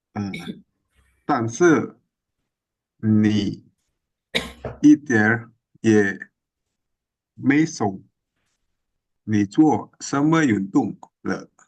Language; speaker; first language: Chinese; non-native, learner; Indonesian